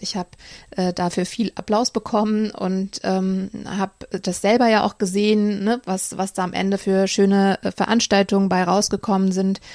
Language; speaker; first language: German; native; German